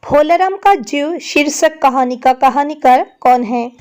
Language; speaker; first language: Hindi; non-native, local second language; Assamese